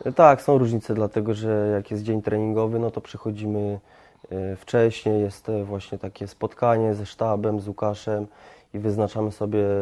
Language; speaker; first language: Polish; early bilingual, heritage; Polish